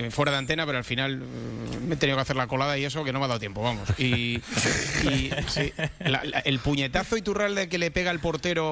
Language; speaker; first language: Spanish; native; Spanish